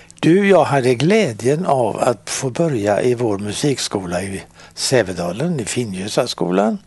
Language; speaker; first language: Swedish; native; Swedish